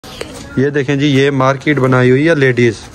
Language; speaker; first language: Hindi; non-native, local second language; Saraiki